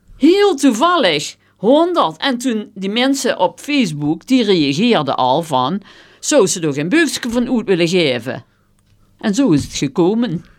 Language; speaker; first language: Dutch; native; Dutch